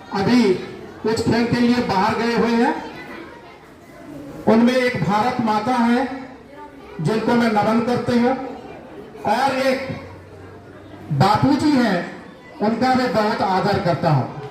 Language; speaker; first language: Hindi; non-native, local second language; Odia